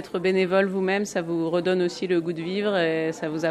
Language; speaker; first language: French; native; French